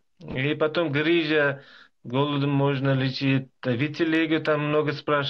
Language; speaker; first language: Russian; non-native, local second language; Uzbek